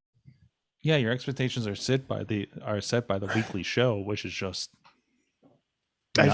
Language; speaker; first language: English; native; English